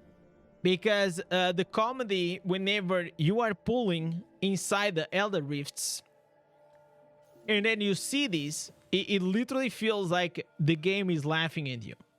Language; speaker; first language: English; non-native, fluent; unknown